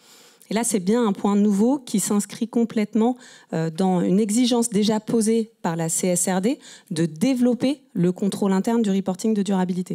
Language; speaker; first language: French; native; French